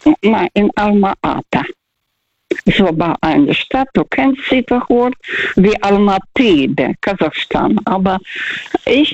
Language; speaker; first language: German; non-native, fluent; Russian